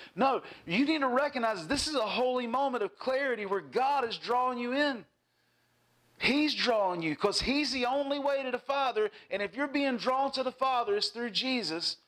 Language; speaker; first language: English; native; English